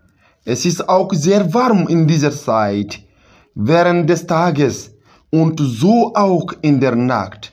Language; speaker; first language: German; non-native, fluent; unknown